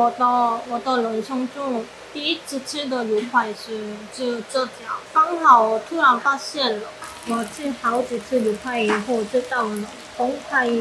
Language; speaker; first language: Chinese; non-native, learner; Korean